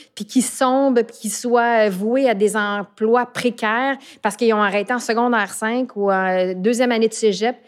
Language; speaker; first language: French; native; French